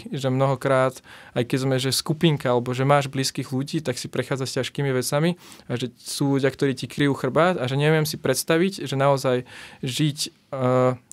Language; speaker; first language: Slovak; native; Slovak